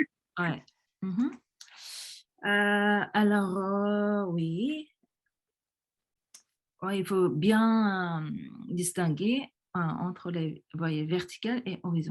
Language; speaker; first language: French; early bilingual, other home language; Korean